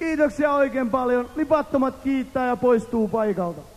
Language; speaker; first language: Finnish; native; Finnish